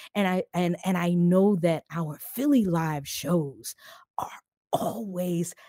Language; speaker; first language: English; native; English